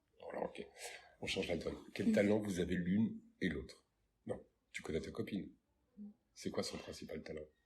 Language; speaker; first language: French; native; French